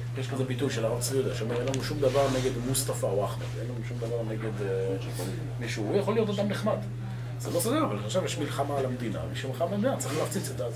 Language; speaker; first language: Hebrew; native; Hebrew